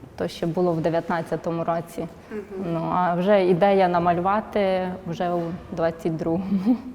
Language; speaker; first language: Ukrainian; native; Ukrainian